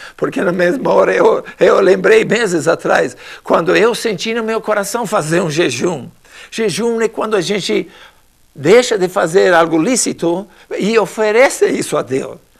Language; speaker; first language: Portuguese; non-native, fluent; English